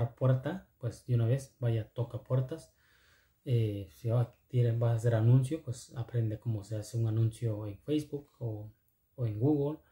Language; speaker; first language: Spanish; non-native, local second language; Zapotec